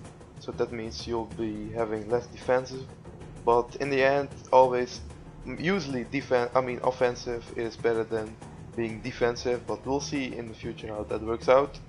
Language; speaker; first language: English; non-native, fluent; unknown